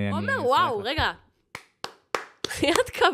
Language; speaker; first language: Hebrew; native; Hebrew